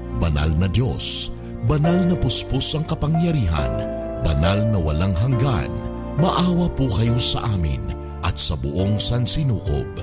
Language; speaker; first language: Filipino; native; Filipino